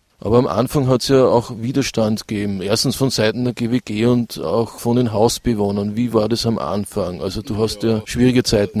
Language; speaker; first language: German; native; German